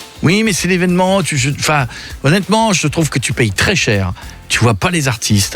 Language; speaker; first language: French; native; French